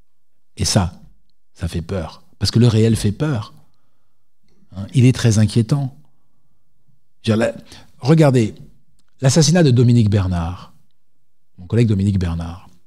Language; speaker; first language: French; native; French